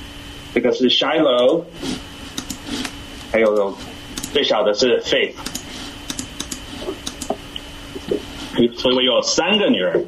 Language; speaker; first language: Chinese; early bilingual, heritage; English